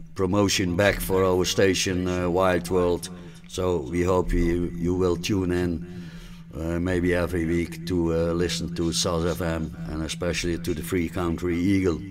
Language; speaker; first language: English; non-native, fluent; Dutch